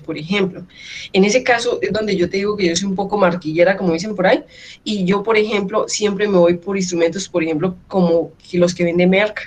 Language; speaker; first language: Spanish; native; Spanish